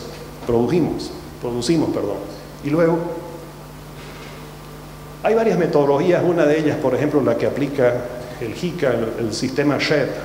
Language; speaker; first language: Spanish; native; Spanish